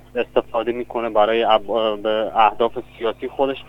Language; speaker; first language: Persian; non-native, local second language; Kurdish